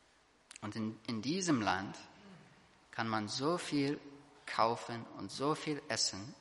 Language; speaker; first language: German; non-native, fluent; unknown